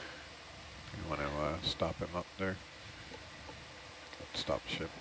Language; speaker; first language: English; native; English